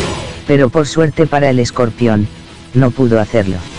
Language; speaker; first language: Spanish; native; Spanish